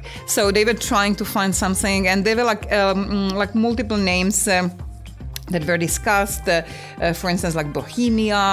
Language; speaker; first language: English; non-native, fluent; Czech